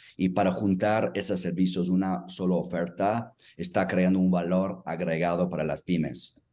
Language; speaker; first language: Spanish; non-native, fluent; English